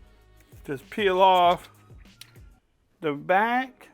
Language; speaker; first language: English; native; English